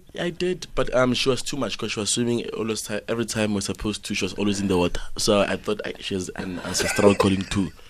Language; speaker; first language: English; non-native, local second language; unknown